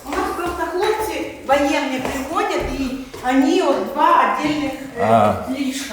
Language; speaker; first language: Russian; native; Russian